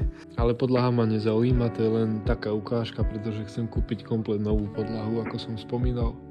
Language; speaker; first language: Slovak; native; Slovak